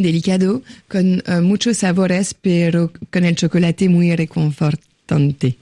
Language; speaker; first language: Spanish; non-native, fluent; French